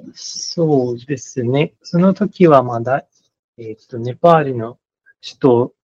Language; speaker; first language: Japanese; non-native, fluent; Nepali